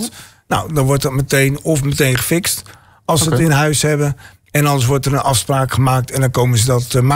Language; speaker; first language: Dutch; native; Dutch